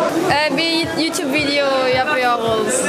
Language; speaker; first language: Turkish; non-native, learner; German